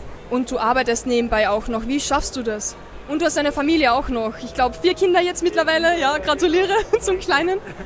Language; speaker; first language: German; native; German